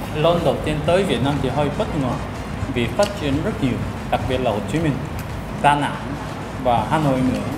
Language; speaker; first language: Vietnamese; non-native, fluent; Korean